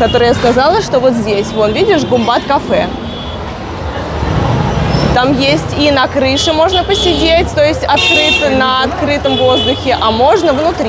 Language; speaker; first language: Russian; native; Russian